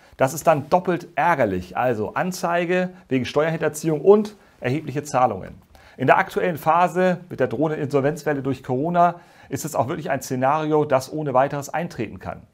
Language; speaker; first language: German; native; German